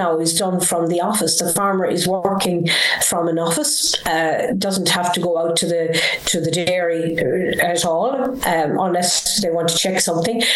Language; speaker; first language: English; native; English